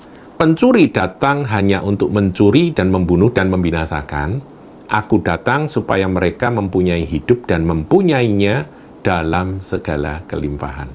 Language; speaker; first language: Indonesian; native; Indonesian